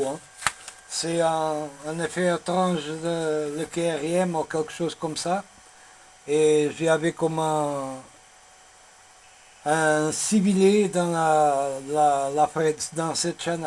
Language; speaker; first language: French; non-native, learner; Portuguese